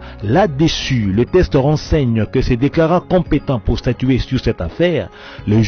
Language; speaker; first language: French; native; French